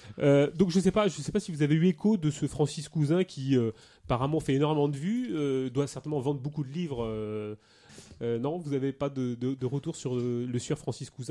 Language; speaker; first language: French; native; French